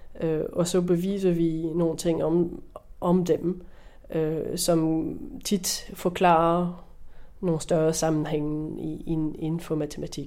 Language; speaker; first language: Danish; non-native, fluent; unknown